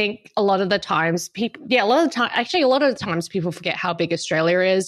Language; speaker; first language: English; native; English